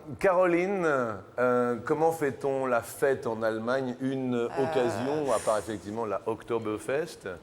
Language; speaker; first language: French; native; French